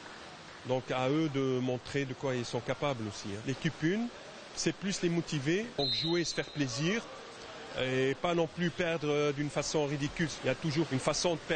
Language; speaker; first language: French; native; French